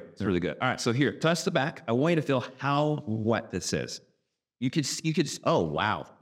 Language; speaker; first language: English; native; English